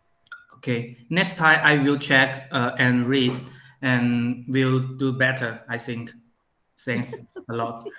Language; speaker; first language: English; non-native, learner; Chinese